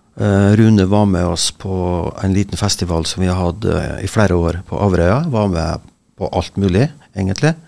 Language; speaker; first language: Norwegian; native; Norwegian